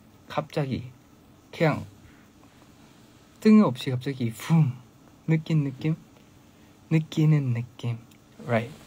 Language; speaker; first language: Korean; non-native, fluent; Thai